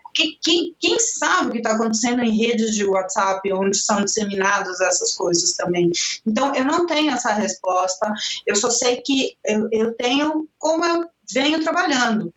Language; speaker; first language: Portuguese; non-native, fluent; Spanish